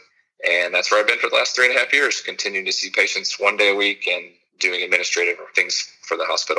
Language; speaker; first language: English; native; English